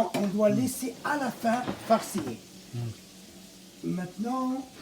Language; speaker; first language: French; non-native, fluent; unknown